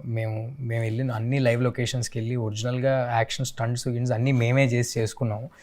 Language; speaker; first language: Telugu; native; Telugu